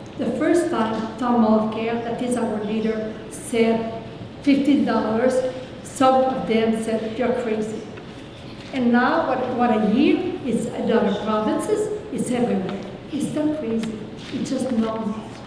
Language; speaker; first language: English; non-native, fluent; French